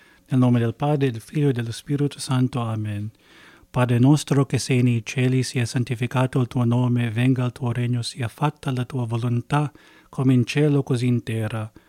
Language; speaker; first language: Italian; non-native, fluent; English